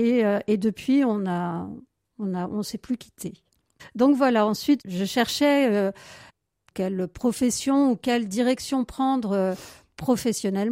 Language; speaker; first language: French; native; French